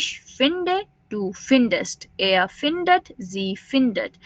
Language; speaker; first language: German; non-native, learner; Urdu